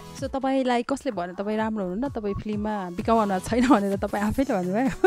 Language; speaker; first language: Nepali; native; Nepali